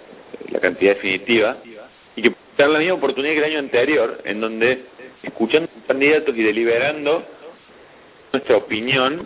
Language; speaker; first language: Spanish; native; Spanish